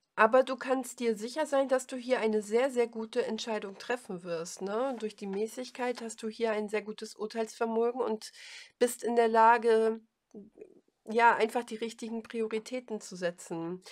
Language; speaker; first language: German; native; German